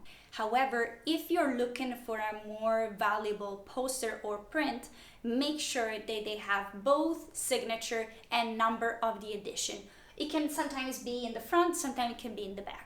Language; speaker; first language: English; non-native, fluent; Italian